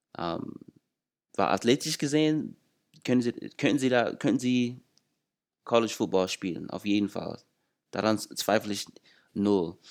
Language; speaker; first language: German; non-native, fluent; English